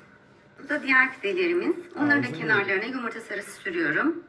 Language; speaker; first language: Turkish; native; Turkish